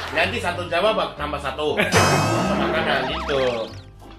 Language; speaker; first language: Indonesian; non-native, fluent; Japanese